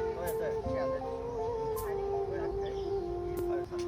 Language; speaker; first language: Chinese; non-native, learner; Bangla